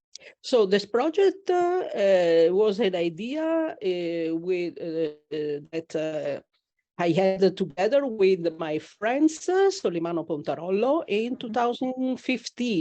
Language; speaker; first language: English; non-native, learner; Italian